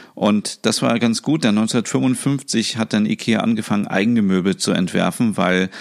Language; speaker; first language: German; native; German